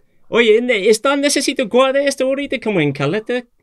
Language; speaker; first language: Spanish; non-native, learner; English